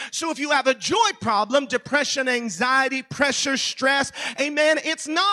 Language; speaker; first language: English; native; English